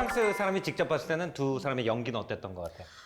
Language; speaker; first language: Korean; native; Korean